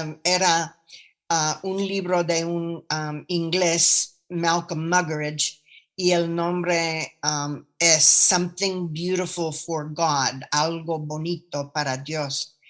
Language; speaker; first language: Spanish; non-native, fluent; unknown